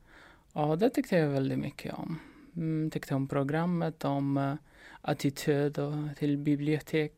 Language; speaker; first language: Swedish; non-native, fluent; Polish